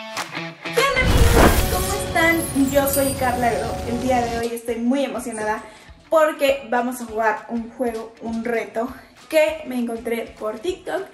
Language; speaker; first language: Spanish; native; Spanish